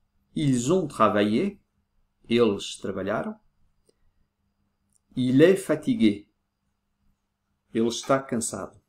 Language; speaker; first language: French; native; French